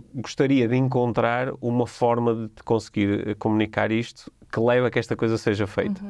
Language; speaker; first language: Portuguese; native; Portuguese